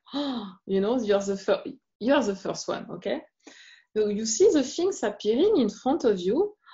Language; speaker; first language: English; non-native, fluent; French